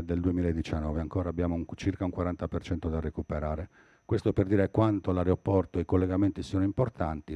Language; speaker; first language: Italian; native; Italian